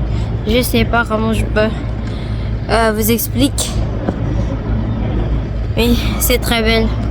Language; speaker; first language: French; non-native, learner; Indonesian